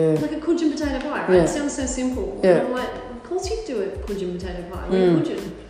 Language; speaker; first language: English; native; English